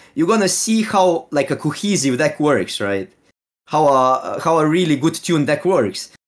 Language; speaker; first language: English; non-native, fluent; Slovenian